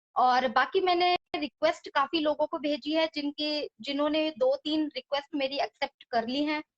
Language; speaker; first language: Hindi; native; Hindi